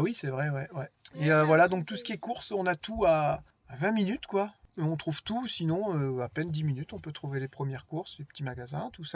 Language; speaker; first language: French; native; French